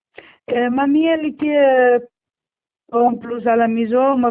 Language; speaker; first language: French; non-native, learner; Portuguese